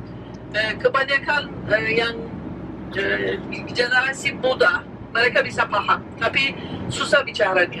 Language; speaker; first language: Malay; non-native, fluent; Turkish